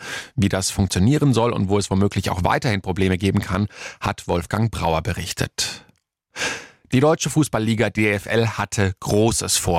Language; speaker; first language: German; native; German